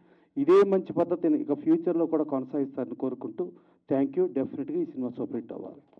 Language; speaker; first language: Telugu; native; Telugu